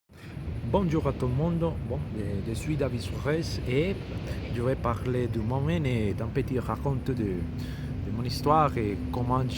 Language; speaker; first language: French; non-native, learner; Spanish